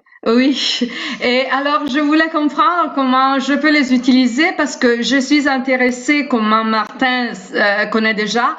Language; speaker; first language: French; non-native, fluent; Italian